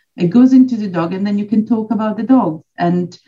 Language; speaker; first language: English; non-native, fluent; Italian